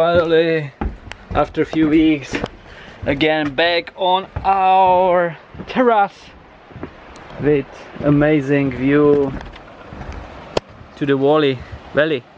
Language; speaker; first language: English; non-native, learner; Czech